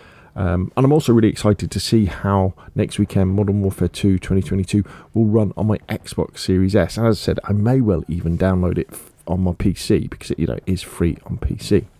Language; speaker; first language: English; native; English